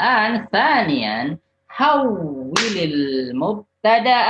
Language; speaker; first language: Arabic; non-native, fluent; Indonesian